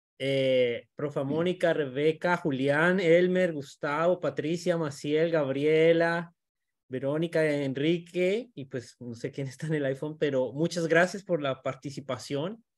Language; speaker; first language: Spanish; native; Spanish